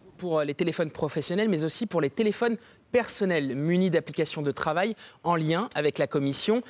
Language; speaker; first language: French; native; French